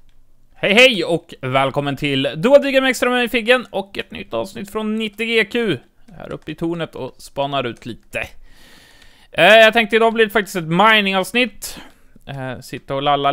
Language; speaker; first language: Swedish; native; Swedish